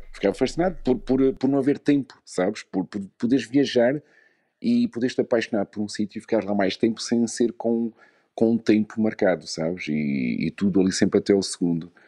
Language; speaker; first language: Portuguese; native; Portuguese